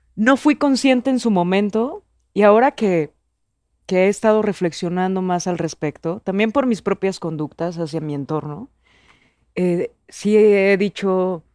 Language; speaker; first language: Spanish; native; Spanish